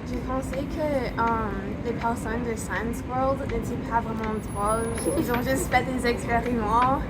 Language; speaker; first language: French; non-native, learner; English